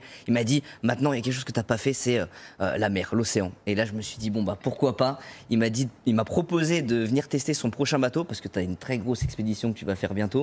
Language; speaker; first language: French; native; French